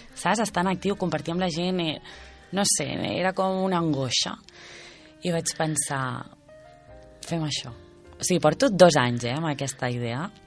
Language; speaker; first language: Catalan; native; Catalan